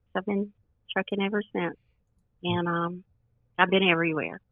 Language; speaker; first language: English; native; English